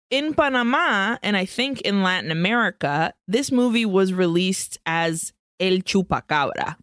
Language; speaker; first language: English; early bilingual, other home language; Spanish